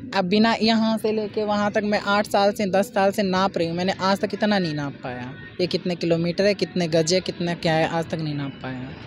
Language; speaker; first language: Hindi; native; Hindi